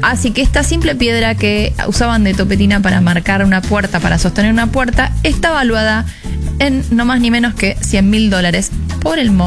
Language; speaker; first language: Spanish; native; Spanish